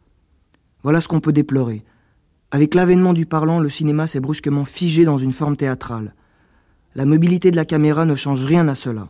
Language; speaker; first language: French; native; French